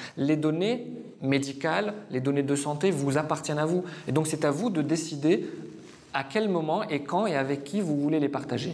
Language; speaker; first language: French; non-native, fluent; Arabic